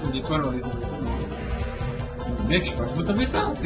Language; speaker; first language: French; native; French